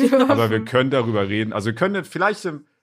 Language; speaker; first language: German; native; German